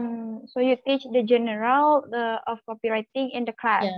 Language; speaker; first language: English; non-native, learner; Malay